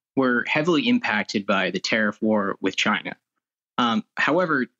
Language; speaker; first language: English; native; English